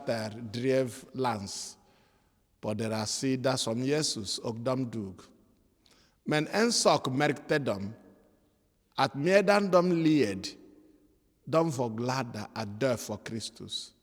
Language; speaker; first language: Swedish; non-native, fluent; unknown